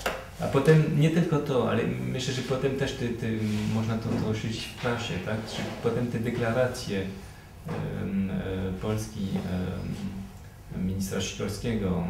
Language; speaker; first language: Polish; non-native, fluent; French